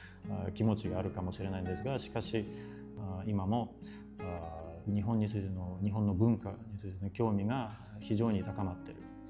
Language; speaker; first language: Japanese; non-native, fluent; Russian